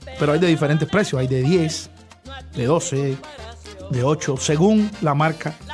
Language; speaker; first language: Spanish; native; Spanish